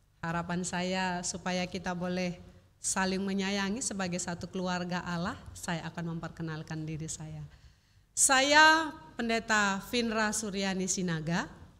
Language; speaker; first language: Indonesian; native; Indonesian